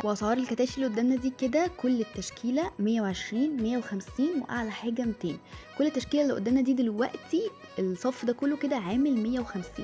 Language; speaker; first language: Arabic; native; Arabic